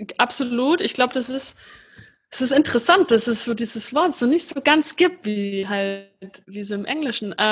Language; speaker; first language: German; native; German